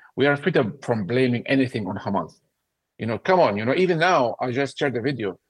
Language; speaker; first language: English; non-native, fluent; Arabic